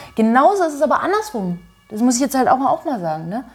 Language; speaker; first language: German; native; German